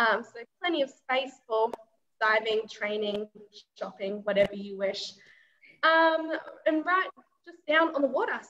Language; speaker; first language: English; native; English